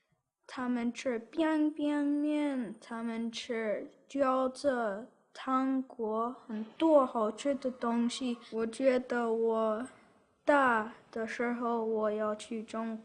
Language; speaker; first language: Chinese; non-native, learner; English